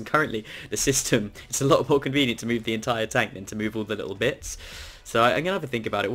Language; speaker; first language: English; native; English